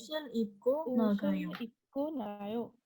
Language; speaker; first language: Korean; non-native, learner; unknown